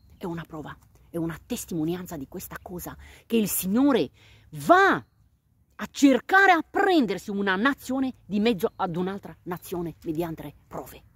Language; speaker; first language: Italian; non-native, fluent; Romanian